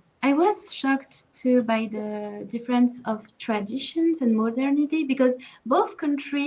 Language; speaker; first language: English; non-native, learner; French